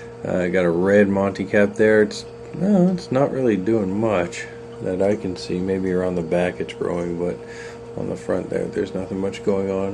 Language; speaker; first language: English; native; English